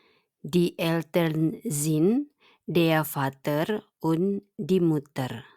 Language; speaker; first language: German; non-native, fluent; Indonesian